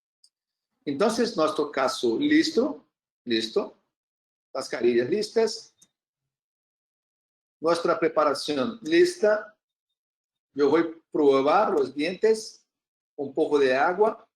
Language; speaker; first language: Spanish; non-native, learner; Portuguese